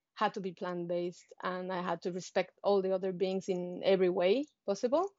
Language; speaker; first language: English; non-native, fluent; Spanish